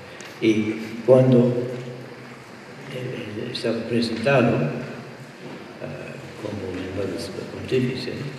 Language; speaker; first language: Spanish; non-native, fluent; English